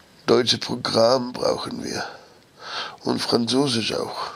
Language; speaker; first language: German; non-native, learner; English